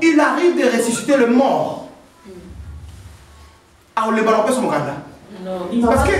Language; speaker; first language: French; non-native, local second language; Lingala